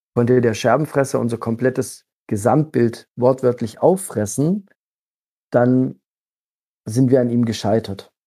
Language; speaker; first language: German; early bilingual, other home language; Italian